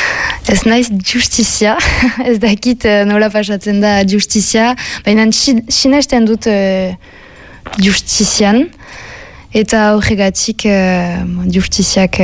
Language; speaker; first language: Basque; non-native, local second language; French